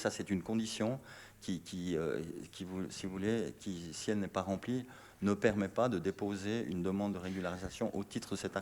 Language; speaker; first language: French; native; French